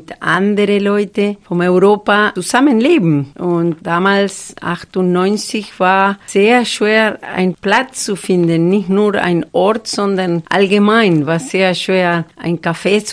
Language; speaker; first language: German; non-native, fluent; Spanish